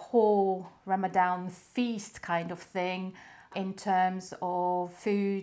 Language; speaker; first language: English; non-native, fluent; French